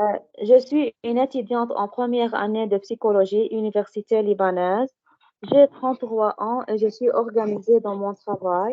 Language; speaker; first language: French; non-native, learner; Arabic